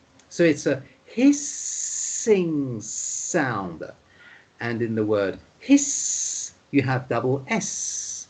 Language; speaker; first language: English; non-native, fluent; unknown